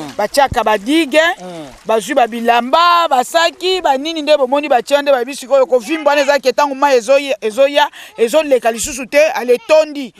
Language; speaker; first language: Lingala; native; Lingala